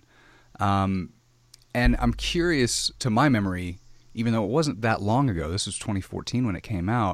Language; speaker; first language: English; native; English